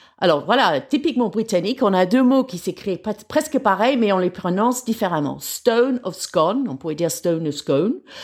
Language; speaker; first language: French; non-native, fluent; English